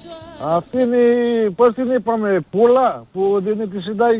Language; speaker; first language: Greek; native; Greek